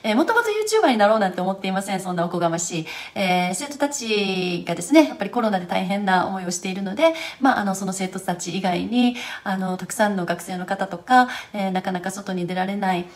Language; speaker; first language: Japanese; early bilingual, heritage; Japanese